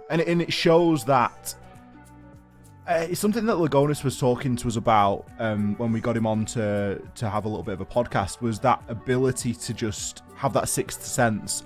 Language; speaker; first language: English; native; English